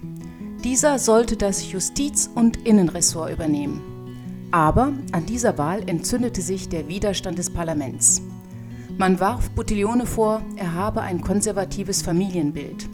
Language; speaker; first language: German; native; German